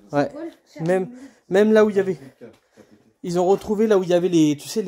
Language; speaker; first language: French; native; French